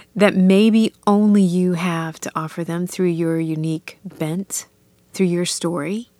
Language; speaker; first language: English; native; English